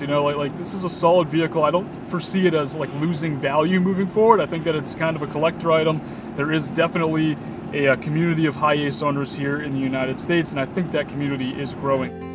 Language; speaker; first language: English; native; English